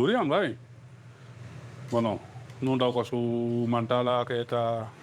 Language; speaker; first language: Basque; non-native, learner; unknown